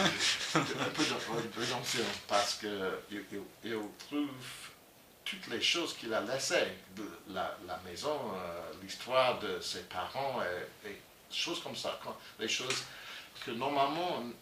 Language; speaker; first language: French; non-native, learner; English